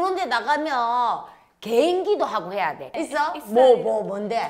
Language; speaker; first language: Korean; native; Korean